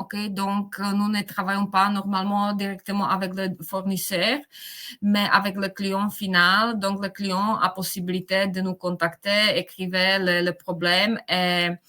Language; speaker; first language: French; non-native, fluent; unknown